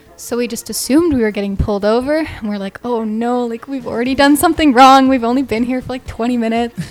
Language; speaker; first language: English; native; English